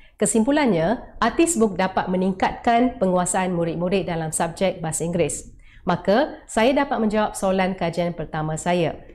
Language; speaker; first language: Malay; non-native, local second language; Tamil